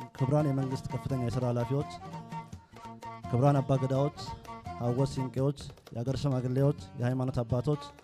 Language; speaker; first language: Amharic; non-native, local second language; Oromo